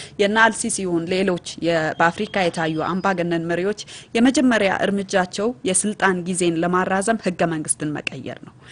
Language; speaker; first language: Amharic; non-native, local second language; Tigrinya